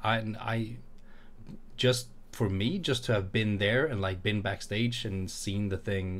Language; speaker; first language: English; non-native, fluent; Swedish